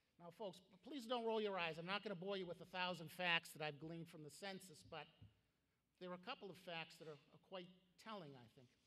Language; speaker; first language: English; native; English